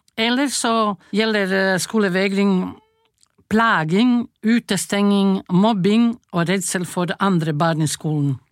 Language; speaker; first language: Norwegian; non-native, fluent; Croatian